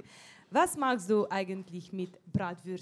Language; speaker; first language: German; non-native, learner; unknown